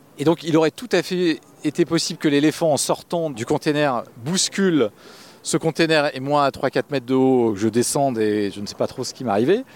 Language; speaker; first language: French; native; French